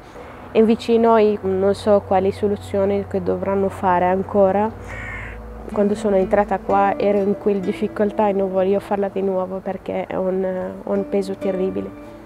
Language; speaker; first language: Italian; non-native, fluent; Arabic